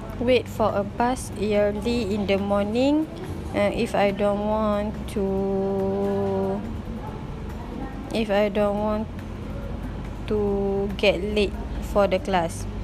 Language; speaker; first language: English; non-native, learner; Malay